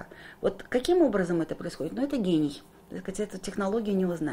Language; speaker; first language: Russian; native; Russian